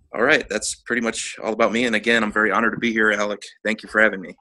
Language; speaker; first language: English; native; English